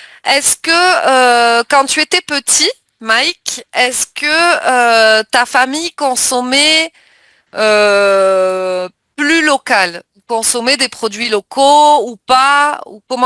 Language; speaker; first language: French; native; French